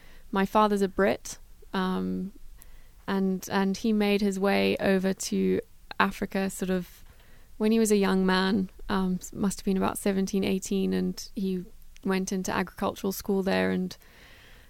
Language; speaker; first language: English; native; English